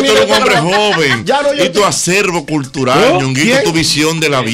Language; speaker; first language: Spanish; native; Spanish